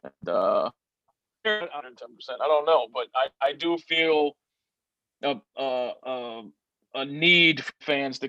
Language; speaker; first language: English; native; English